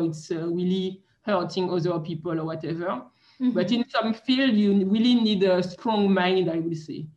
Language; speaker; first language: English; non-native, fluent; French